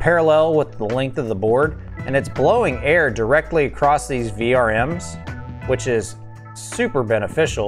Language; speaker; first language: English; native; English